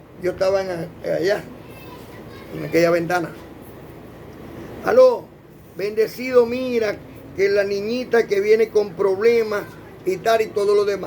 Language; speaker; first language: Spanish; native; Spanish